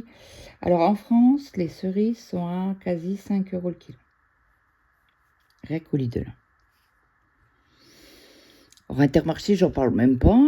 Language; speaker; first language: French; native; French